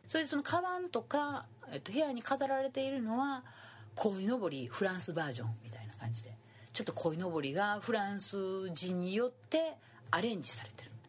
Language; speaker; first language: Japanese; native; Japanese